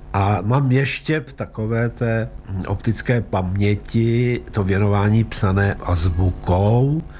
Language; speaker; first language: Czech; native; Czech